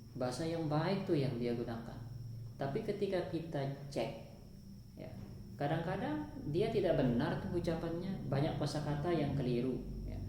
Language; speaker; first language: Indonesian; non-native, local second language; Sasak